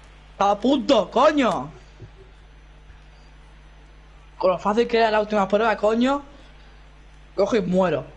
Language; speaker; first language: Spanish; native; Spanish